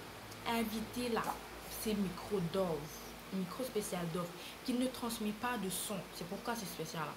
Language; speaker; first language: French; non-native, local second language; Wolof